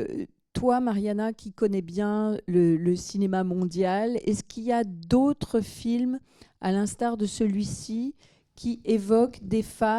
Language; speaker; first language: French; native; French